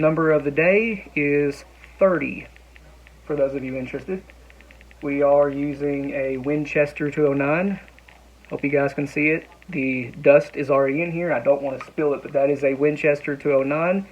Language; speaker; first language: English; native; English